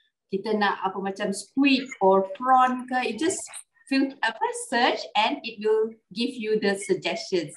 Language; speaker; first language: English; non-native, local second language; Malay